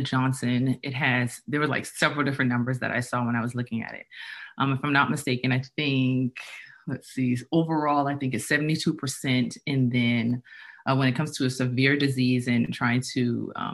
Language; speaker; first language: English; native; English